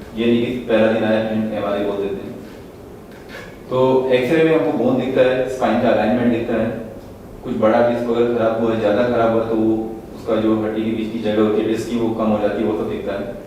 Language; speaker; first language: Hindi; non-native, local second language; Marathi